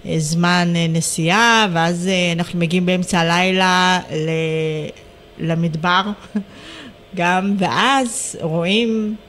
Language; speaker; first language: Hebrew; early bilingual, other home language; Amharic